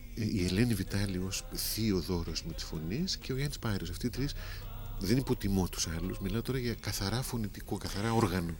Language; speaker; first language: Greek; native; Greek